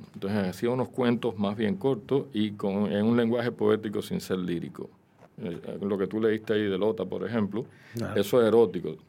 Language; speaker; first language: Spanish; native; Spanish